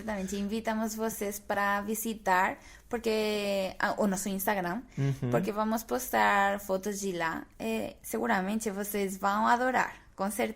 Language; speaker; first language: Portuguese; non-native, fluent; Spanish